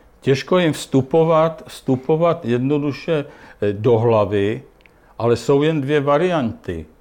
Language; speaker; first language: Czech; native; Czech